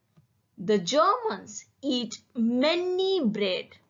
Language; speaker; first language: English; non-native, fluent; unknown